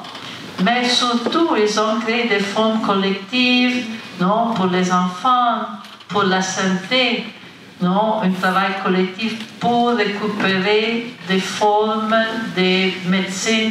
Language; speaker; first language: French; non-native, fluent; Italian